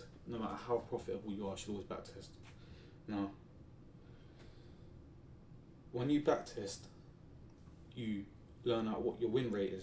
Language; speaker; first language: English; native; English